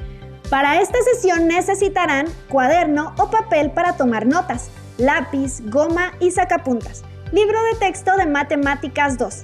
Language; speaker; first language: Spanish; native; Spanish